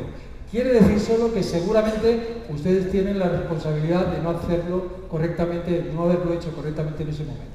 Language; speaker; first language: Spanish; native; Spanish